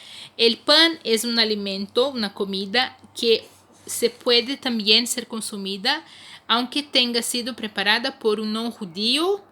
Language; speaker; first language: Spanish; non-native, fluent; Portuguese